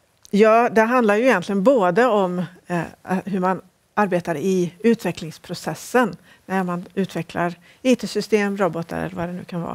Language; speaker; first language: Swedish; native; Swedish